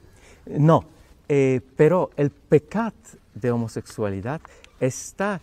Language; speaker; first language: Catalan; non-native, fluent; Polish